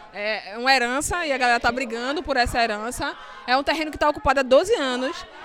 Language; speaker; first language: Portuguese; native; Portuguese